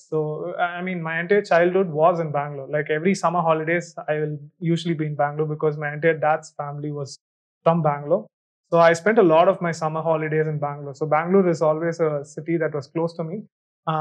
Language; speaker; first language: English; non-native, local second language; Tamil